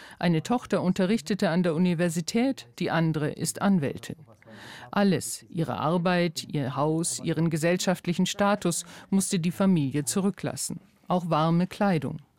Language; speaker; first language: German; native; German